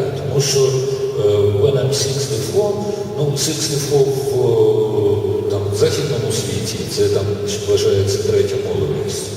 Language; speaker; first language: Ukrainian; non-native, local second language; Russian